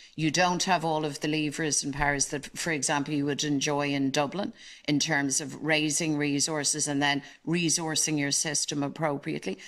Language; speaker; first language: English; native; English